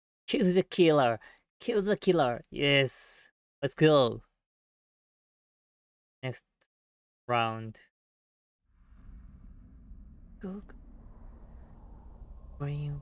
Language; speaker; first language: English; non-native, learner; Japanese